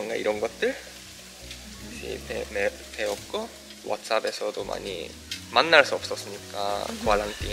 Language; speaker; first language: Korean; non-native, fluent; Japanese